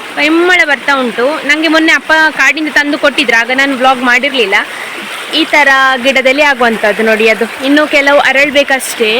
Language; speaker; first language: Kannada; non-native, local second language; Tulu